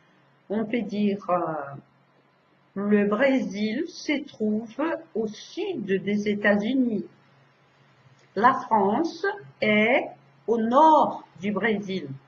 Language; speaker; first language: French; non-native, fluent; Portuguese